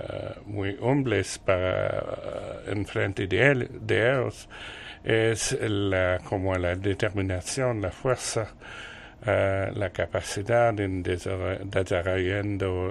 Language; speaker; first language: Spanish; non-native, learner; French